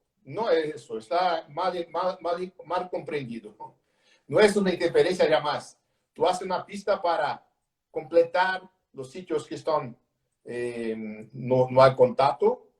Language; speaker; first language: Spanish; non-native, learner; Portuguese